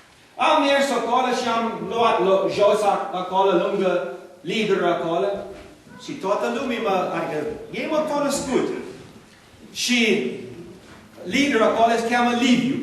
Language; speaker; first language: Romanian; non-native, learner; English